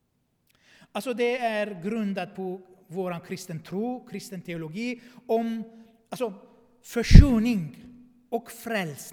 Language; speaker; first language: Swedish; non-native, fluent; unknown